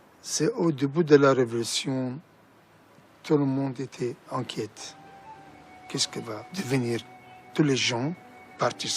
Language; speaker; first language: French; non-native, fluent; Assyrian Neo-Aramaic